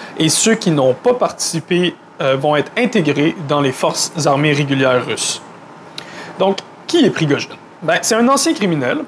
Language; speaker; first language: French; native; French